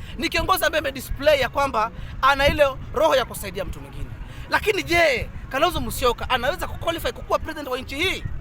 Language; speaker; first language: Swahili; non-native, local second language; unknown